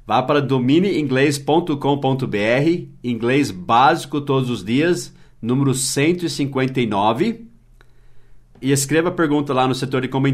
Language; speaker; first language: Portuguese; non-native, fluent; English